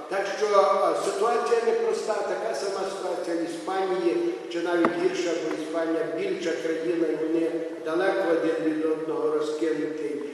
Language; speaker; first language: Ukrainian; native; Ukrainian